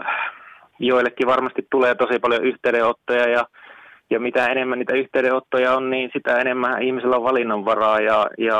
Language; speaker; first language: Finnish; native; Finnish